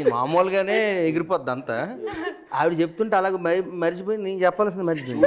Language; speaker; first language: Telugu; native; Telugu